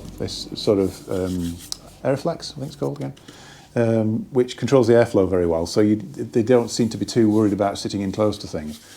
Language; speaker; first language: English; native; English